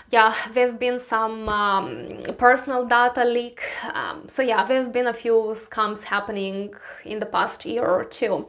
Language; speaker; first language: English; non-native, fluent; Romanian